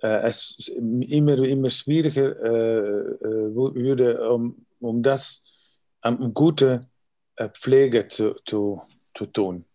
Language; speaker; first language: German; non-native, learner; Dutch